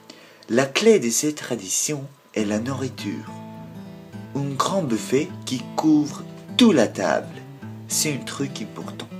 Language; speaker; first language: French; non-native, learner; Swedish